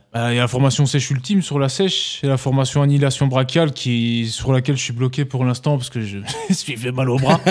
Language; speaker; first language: French; native; French